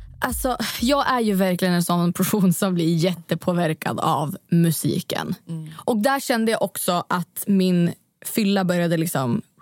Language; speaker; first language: Swedish; native; Swedish